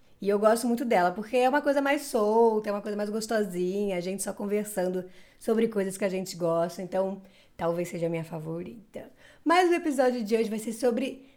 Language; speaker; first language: Portuguese; native; Portuguese